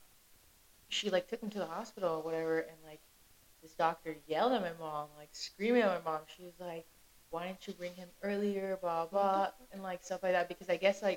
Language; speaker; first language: English; early bilingual, other home language; Spanish